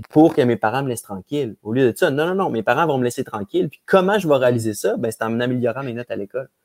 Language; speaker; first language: French; native; French